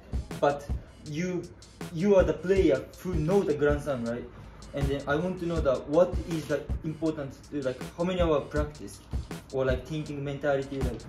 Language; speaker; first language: English; non-native, learner; Japanese